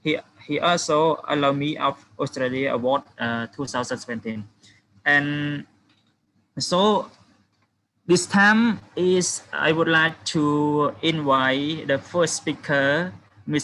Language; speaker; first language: English; non-native, fluent; Khmer